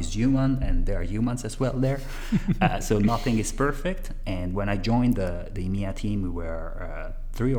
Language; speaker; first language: English; non-native, fluent; Italian